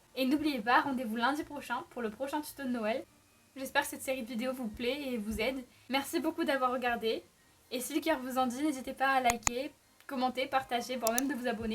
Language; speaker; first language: French; native; French